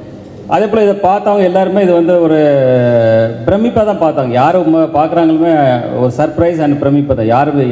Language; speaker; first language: Tamil; native; Tamil